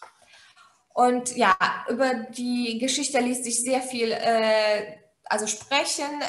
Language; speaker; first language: German; non-native, fluent; Polish